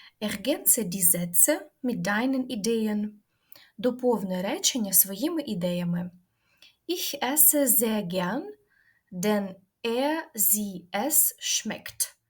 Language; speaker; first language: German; non-native, fluent; Ukrainian